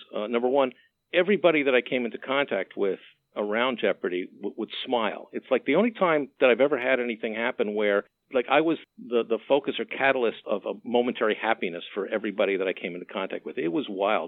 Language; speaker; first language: English; native; English